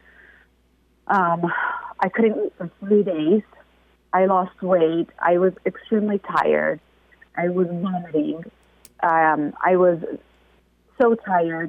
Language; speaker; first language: English; native; English